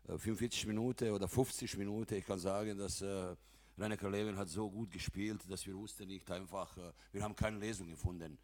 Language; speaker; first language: German; non-native, fluent; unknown